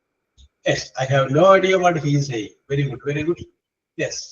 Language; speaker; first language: English; non-native, local second language; Malayalam